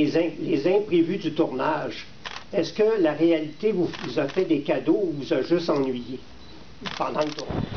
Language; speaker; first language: French; native; French